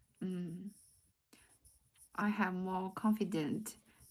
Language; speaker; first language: English; non-native, learner; Chinese